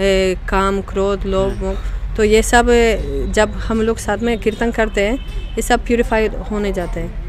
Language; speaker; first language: Hindi; non-native, fluent; Spanish